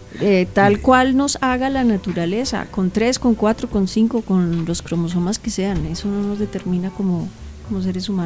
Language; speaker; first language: Spanish; native; Spanish